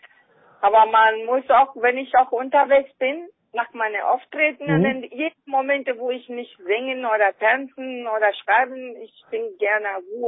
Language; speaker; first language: German; non-native, fluent; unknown